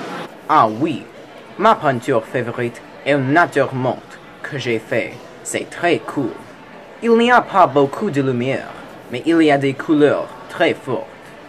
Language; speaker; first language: French; non-native, learner; English